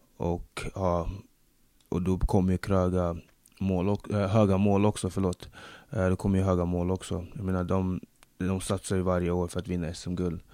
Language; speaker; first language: Swedish; early bilingual, other home language; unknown